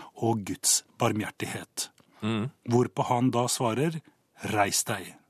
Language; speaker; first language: Norwegian; native; Norwegian